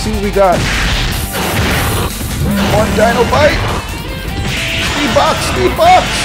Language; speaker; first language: English; native; English